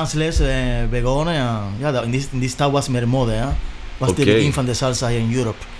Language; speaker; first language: Dutch; non-native, learner; Spanish